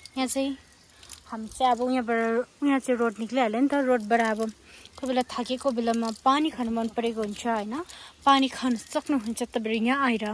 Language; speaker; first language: Nepali; non-native, local second language; Gurung